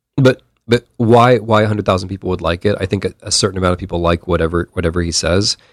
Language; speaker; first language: English; native; English